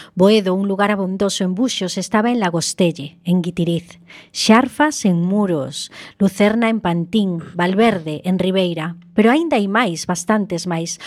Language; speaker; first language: Galician; native; Galician